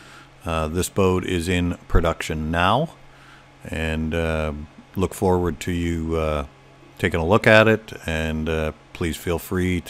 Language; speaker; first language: English; native; English